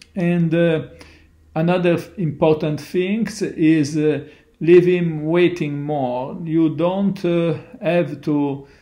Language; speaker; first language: English; non-native, learner; Italian